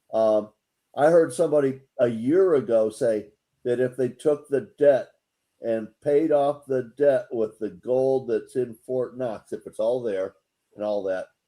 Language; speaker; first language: English; native; English